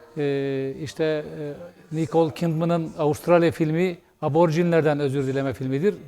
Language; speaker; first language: Turkish; non-native, local second language; Bulgarian